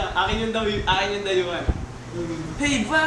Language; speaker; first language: Filipino; native; Filipino